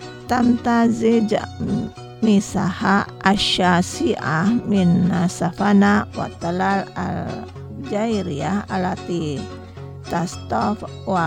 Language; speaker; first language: Arabic; non-native, fluent; Indonesian